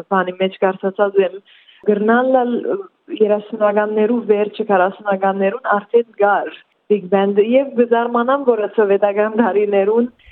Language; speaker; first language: Armenian; early bilingual, heritage; Armenian